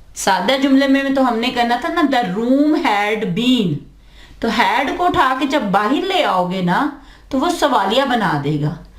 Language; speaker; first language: Urdu; native; Urdu